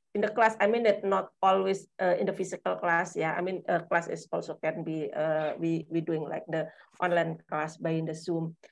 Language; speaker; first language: English; non-native, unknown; Indonesian